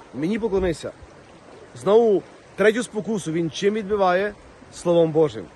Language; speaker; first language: Ukrainian; native; Ukrainian